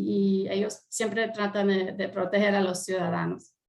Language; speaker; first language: Spanish; early bilingual, heritage; Spanish